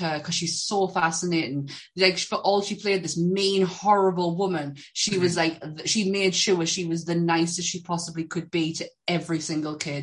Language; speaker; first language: English; native; English